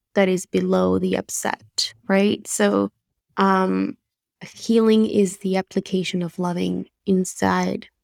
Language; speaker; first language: English; non-native, fluent; Spanish